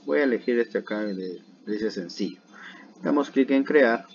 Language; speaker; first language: Spanish; native; Spanish